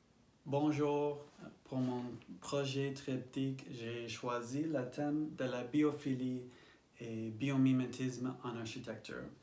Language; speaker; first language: French; non-native, learner; English